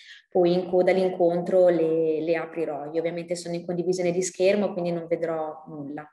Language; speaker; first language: Italian; native; Italian